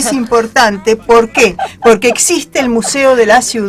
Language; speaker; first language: Spanish; native; Spanish